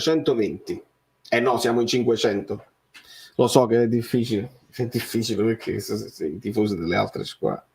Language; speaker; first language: Italian; native; Italian